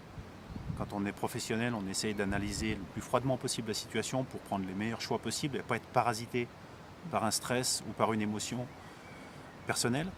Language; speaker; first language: French; native; French